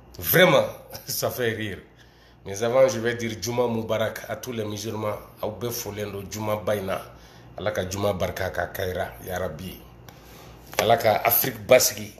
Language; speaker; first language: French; non-native, local second language; Bambara